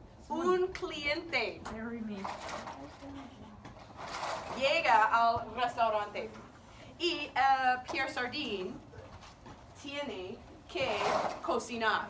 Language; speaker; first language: Spanish; non-native, learner; English